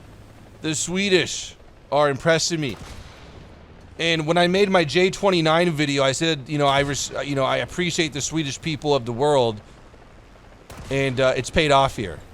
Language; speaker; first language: English; native; English